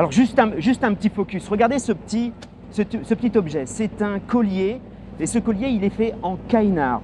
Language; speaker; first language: French; native; French